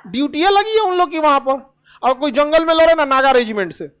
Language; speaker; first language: Hindi; native; Hindi